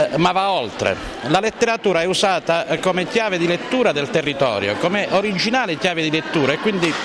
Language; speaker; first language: Italian; native; Italian